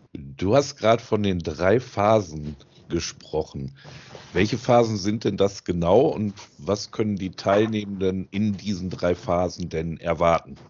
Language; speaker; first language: German; native; German